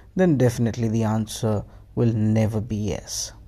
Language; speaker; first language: English; non-native, local second language; Hindi